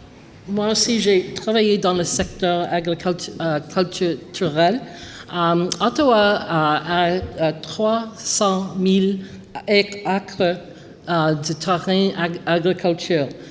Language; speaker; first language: French; non-native, local second language; English